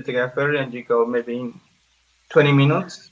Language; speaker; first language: English; non-native, learner; Spanish